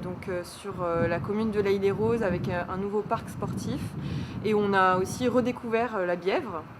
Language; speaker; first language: French; native; French